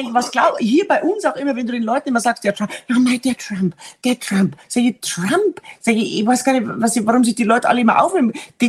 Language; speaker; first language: German; native; German